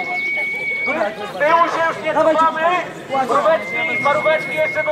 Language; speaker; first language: Polish; native; Polish